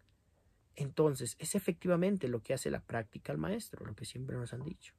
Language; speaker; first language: Spanish; native; Spanish